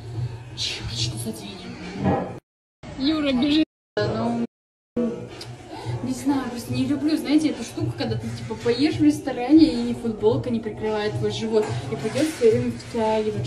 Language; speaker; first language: Russian; native; Russian